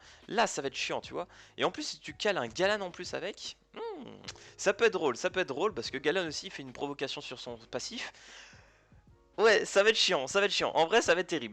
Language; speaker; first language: French; native; French